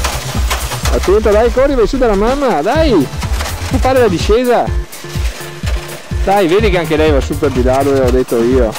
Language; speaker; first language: Italian; native; Italian